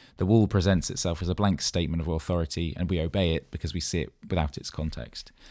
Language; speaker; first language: English; native; English